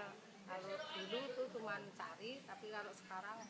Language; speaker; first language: Indonesian; non-native, local second language; Javanese